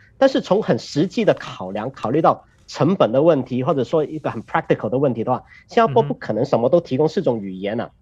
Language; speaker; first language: Chinese; native; Chinese